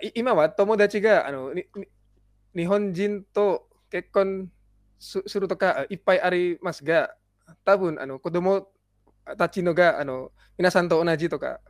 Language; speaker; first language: Japanese; non-native, learner; Indonesian